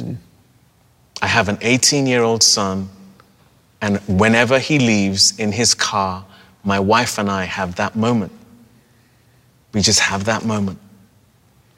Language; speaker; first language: English; native; English